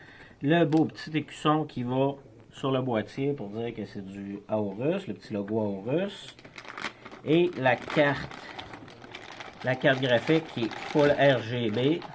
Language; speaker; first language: French; native; French